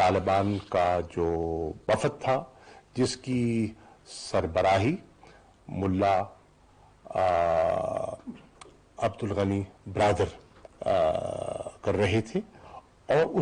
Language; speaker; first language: Urdu; native; Urdu